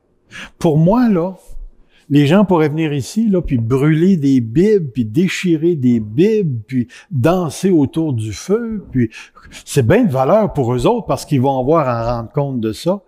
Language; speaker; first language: French; native; French